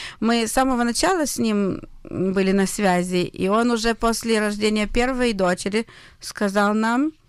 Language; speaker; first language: Russian; early bilingual, heritage; Russian